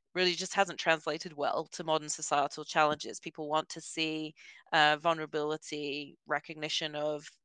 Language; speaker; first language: English; native; English